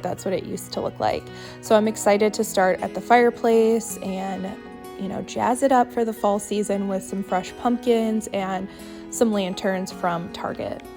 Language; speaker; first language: English; native; English